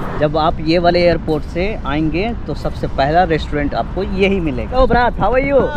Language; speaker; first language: Hindi; native; Hindi